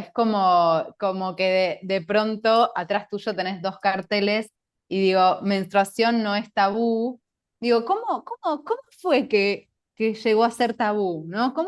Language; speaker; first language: Spanish; native; Spanish